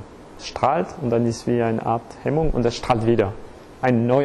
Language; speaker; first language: German; non-native, fluent; French